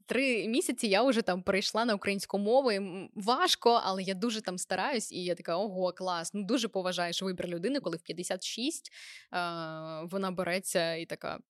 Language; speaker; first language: Ukrainian; native; Ukrainian